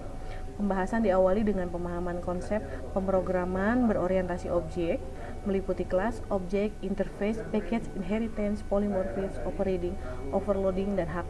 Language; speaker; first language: Indonesian; native; Indonesian